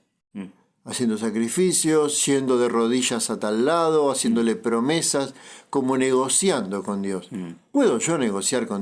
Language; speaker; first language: Spanish; native; Spanish